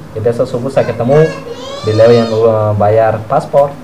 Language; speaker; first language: Indonesian; non-native, fluent; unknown